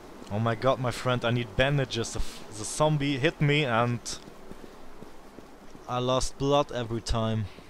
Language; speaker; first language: English; non-native, learner; German